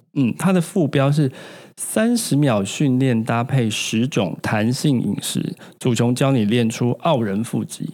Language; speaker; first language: Chinese; native; Chinese